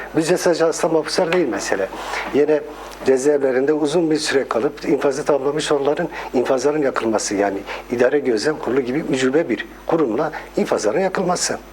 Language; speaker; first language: Turkish; non-native, local second language; Kurdish